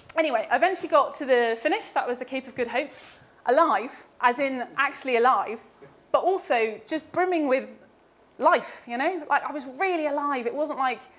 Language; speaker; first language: English; native; English